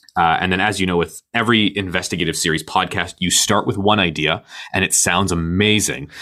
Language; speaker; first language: English; native; English